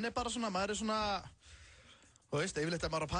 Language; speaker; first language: Icelandic; native; Icelandic